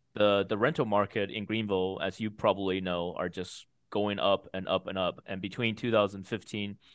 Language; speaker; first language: English; early bilingual, other home language; Chinese